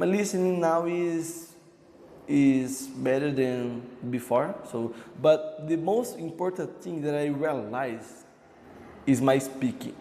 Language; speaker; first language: English; non-native, learner; Portuguese